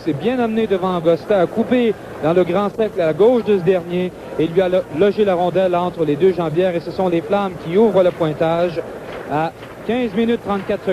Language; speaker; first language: French; native; French